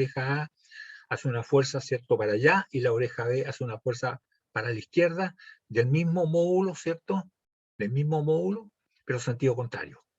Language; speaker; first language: Spanish; native; Spanish